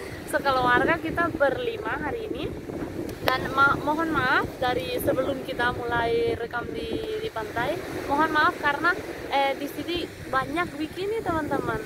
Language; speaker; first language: Indonesian; non-native, fluent; Spanish